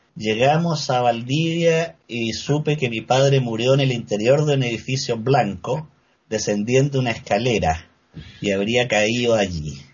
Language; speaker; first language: Spanish; native; Spanish